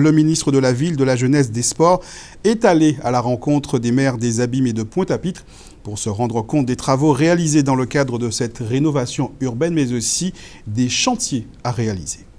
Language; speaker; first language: French; native; French